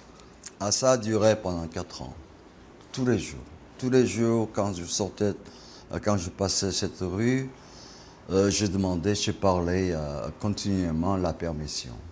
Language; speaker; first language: French; non-native, learner; Korean